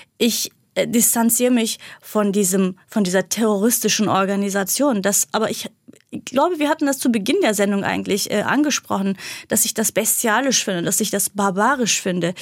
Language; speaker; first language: German; non-native, fluent; Kurdish